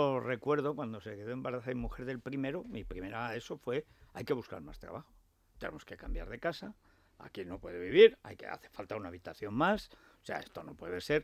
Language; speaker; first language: Spanish; native; Spanish